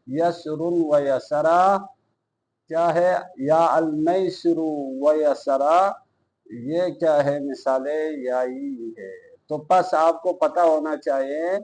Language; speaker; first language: Urdu; non-native, local second language; Balti